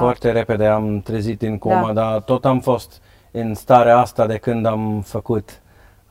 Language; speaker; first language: Romanian; non-native, learner; Dutch